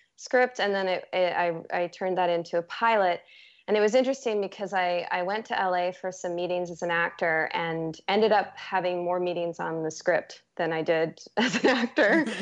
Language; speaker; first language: English; native; English